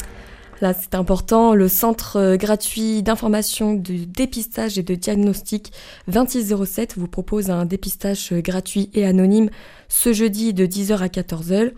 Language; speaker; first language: French; native; French